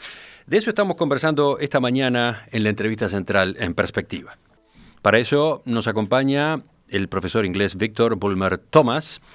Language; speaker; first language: Spanish; native; Spanish